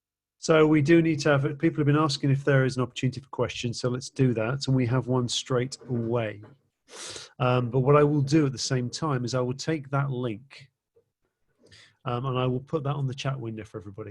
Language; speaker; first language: English; native; English